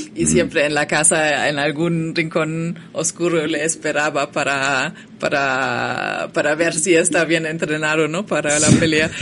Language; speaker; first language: Spanish; non-native, fluent; German